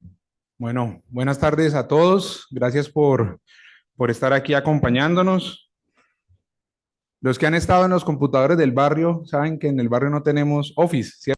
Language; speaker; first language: Spanish; native; Spanish